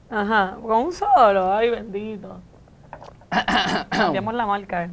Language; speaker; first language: Spanish; native; Spanish